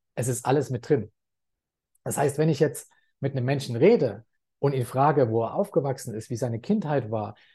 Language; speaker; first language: German; native; German